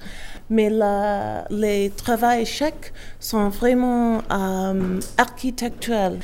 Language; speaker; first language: French; non-native, learner; English